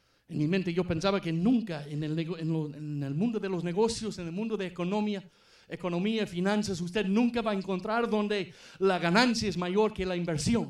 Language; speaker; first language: Spanish; non-native, fluent; English